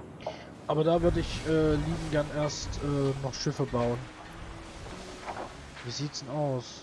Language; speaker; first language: German; native; German